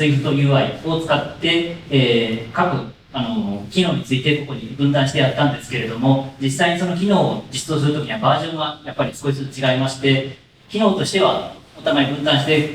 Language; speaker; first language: Japanese; native; Japanese